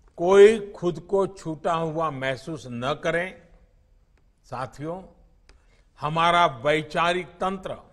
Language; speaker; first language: Hindi; non-native, local second language; Gujarati